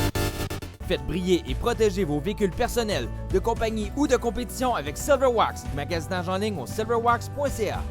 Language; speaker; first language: French; native; French